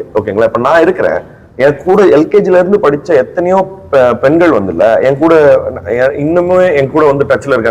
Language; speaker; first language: Tamil; native; Tamil